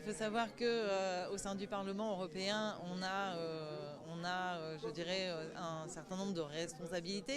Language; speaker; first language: French; native; French